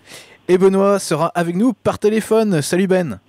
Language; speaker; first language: French; native; French